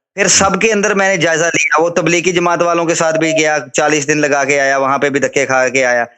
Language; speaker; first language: Urdu; non-native, local second language; Punjabi